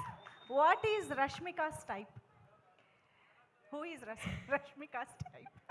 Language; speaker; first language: Telugu; native; Telugu